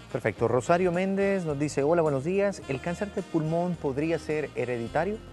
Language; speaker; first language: Spanish; native; Spanish